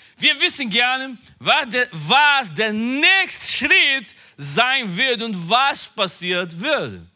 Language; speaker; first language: German; non-native, learner; Portuguese